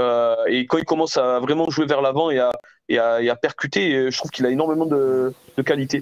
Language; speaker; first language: French; native; French